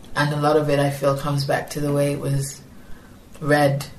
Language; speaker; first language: English; non-native, local second language; Yoruba